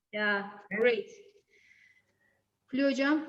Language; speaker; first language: English; non-native, fluent; Turkish